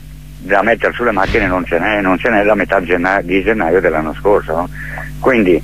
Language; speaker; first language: Italian; native; Italian